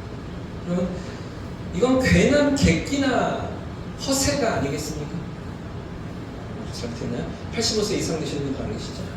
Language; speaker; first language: Korean; native; Korean